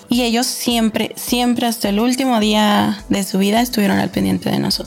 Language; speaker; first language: Spanish; native; Spanish